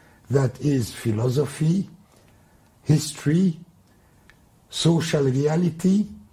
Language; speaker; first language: English; non-native, fluent; Arabic